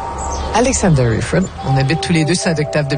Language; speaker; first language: French; native; French